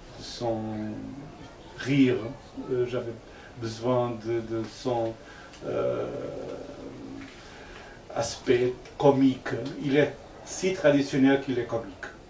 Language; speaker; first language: French; non-native, fluent; Portuguese